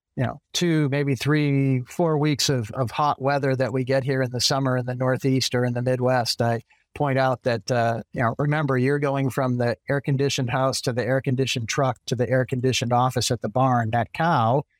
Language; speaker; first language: English; native; English